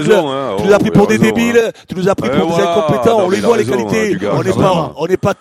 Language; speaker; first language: French; native; French